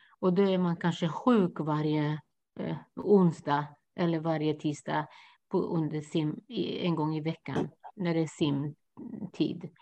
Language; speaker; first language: Swedish; non-native, fluent; Kurdish